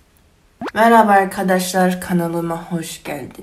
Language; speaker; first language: Turkish; non-native, learner; Korean